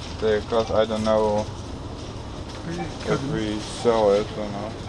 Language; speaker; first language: English; non-native, fluent; Dutch